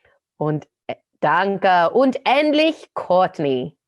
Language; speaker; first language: German; non-native, fluent; English